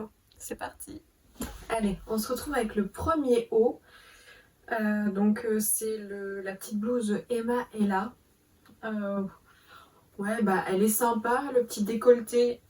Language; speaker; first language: French; native; French